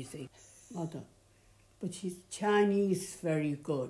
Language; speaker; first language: English; non-native, fluent; Chinese